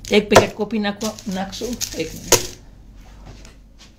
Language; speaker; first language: Hindi; non-native, local second language; Gujarati